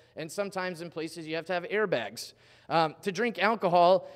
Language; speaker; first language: English; native; English